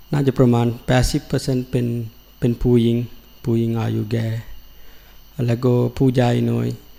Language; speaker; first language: Thai; non-native, learner; Sinhala